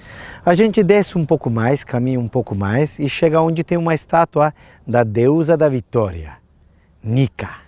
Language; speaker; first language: Portuguese; non-native, fluent; Turkish